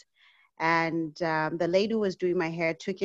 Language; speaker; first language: English; non-native, local second language; North Ndebele